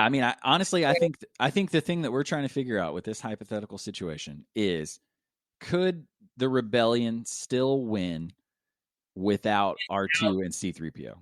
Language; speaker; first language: English; native; English